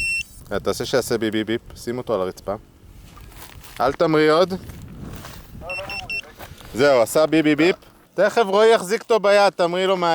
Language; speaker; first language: Hebrew; native; Hebrew